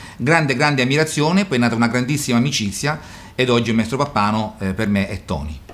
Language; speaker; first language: Italian; native; Italian